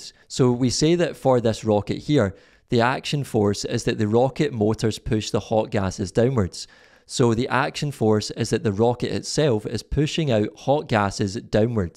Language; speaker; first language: English; native; English